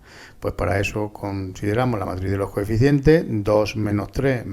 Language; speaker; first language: Spanish; native; Spanish